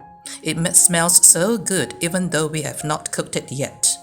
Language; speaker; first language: English; native; English